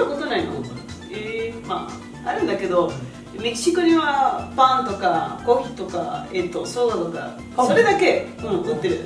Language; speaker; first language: Japanese; non-native, learner; Spanish